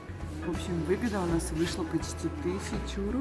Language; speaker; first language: Russian; native; Russian